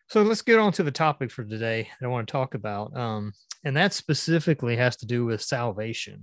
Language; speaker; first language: English; native; English